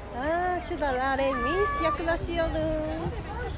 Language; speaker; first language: Turkish; non-native, learner; Japanese